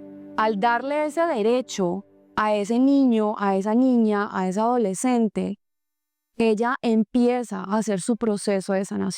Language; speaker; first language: Spanish; native; Spanish